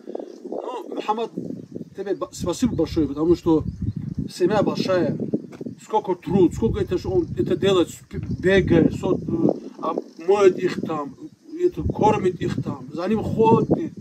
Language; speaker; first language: Russian; non-native, local second language; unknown